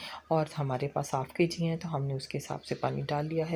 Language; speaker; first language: Hindi; non-native, local second language; Punjabi